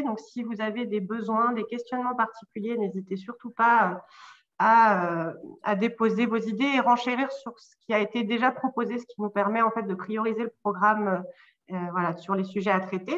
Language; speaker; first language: French; native; French